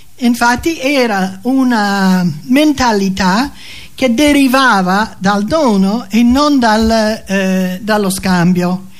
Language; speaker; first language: Italian; non-native, fluent; English